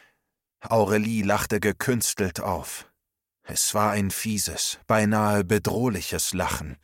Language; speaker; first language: German; native; German